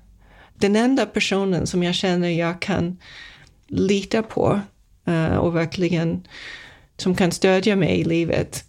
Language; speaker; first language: Swedish; non-native, fluent; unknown